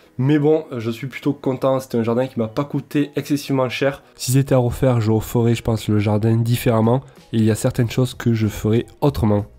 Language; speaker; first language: French; native; French